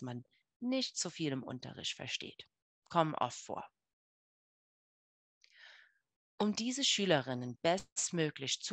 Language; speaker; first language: German; non-native, fluent; English